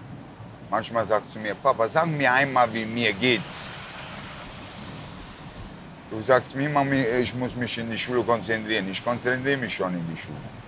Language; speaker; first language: German; non-native, fluent; Italian